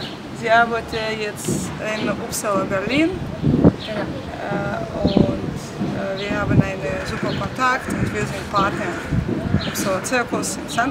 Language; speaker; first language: German; non-native, learner; Russian